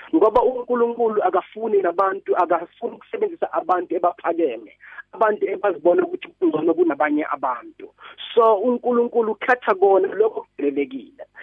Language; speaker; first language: Zulu; non-native, local second language; Southern Sotho